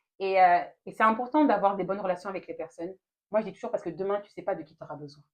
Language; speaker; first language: French; native; French